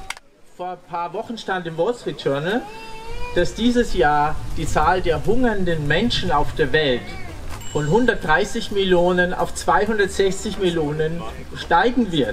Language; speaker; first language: German; native; German